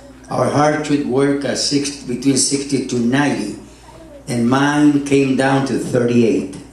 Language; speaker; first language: English; non-native, fluent; Spanish